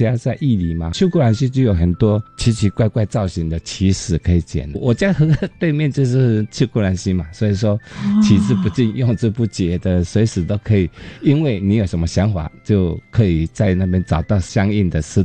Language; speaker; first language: Chinese; native; Chinese